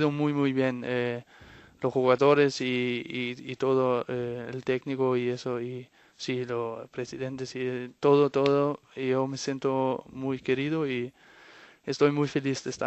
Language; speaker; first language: Spanish; non-native, fluent; Danish